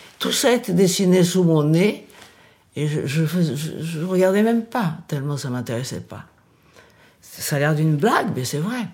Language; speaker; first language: French; early bilingual, other home language; Portuguese